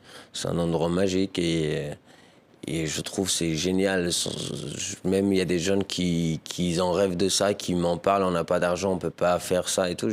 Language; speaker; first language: French; early bilingual, other home language; Persian